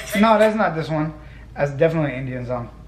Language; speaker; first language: English; native; English